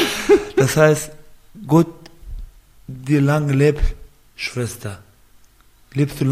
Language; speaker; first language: German; non-native, learner; Persian